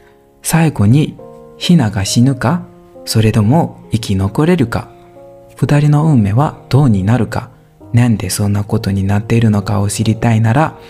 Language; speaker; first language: Japanese; non-native, learner; Burmese